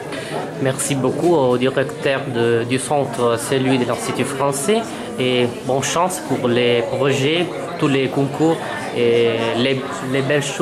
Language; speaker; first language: French; non-native, fluent; Italian